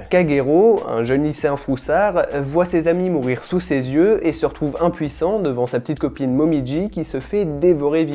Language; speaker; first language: French; native; French